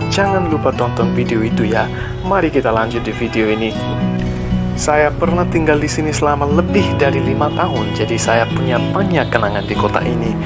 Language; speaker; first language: Indonesian; non-native, fluent; Bangla